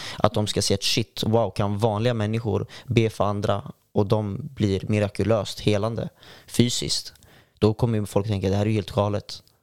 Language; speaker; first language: Swedish; native; Swedish